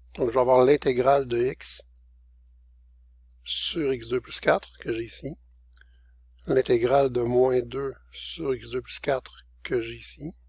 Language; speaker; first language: French; native; French